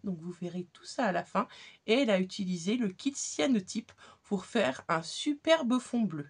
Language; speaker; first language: French; native; French